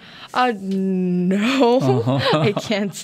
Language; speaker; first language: English; non-native, learner; Korean